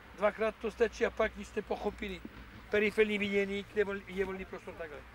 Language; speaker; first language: Czech; non-native, fluent; French